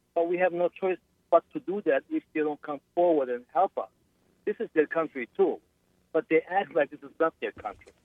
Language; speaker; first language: English; non-native, fluent; Arabic